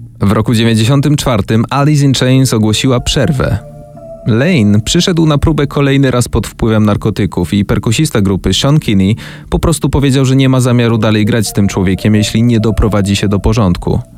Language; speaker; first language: Polish; native; Polish